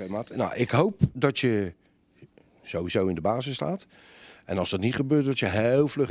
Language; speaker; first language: Dutch; native; Dutch